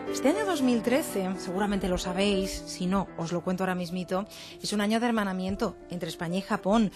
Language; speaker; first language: Spanish; native; Spanish